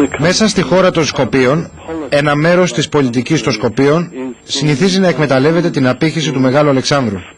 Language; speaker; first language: Greek; non-native, fluent; English